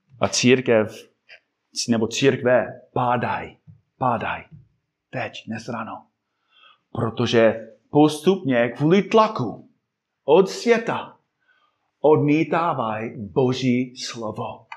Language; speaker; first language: Czech; non-native, fluent; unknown